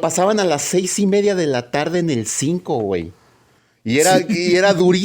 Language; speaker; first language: Spanish; native; Spanish